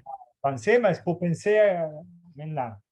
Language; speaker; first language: French; non-native, fluent; Portuguese